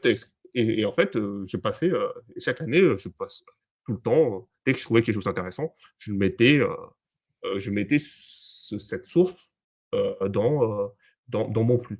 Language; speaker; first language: French; native; French